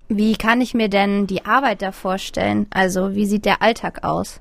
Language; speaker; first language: German; native; German